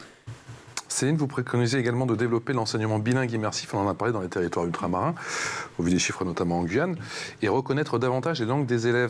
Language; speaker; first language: French; native; French